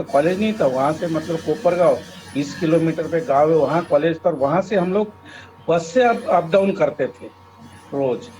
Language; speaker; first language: Hindi; native; Hindi